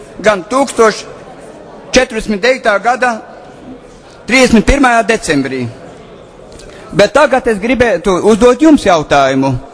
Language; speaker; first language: Latvian; native; Latvian